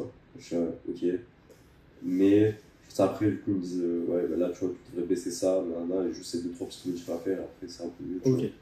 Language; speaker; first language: French; native; French